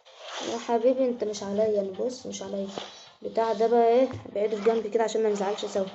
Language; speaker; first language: Arabic; native; Arabic